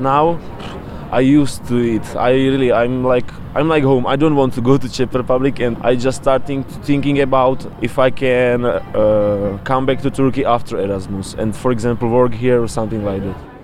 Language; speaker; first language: English; non-native, learner; Czech